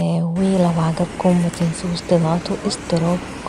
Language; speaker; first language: Arabic; native; Arabic